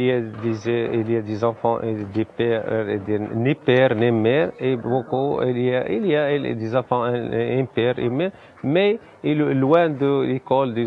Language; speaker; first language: French; non-native, learner; Arabic